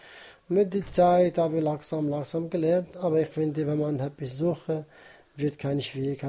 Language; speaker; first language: German; non-native, learner; Kurdish